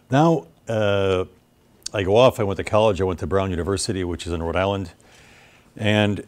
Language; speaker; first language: English; native; English